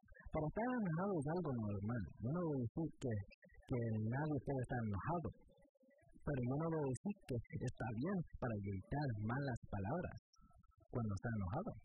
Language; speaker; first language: Spanish; early bilingual, heritage; English